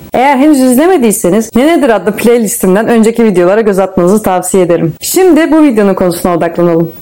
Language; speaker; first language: Turkish; native; Turkish